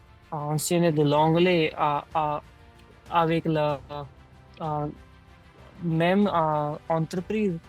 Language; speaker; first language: French; non-native, learner; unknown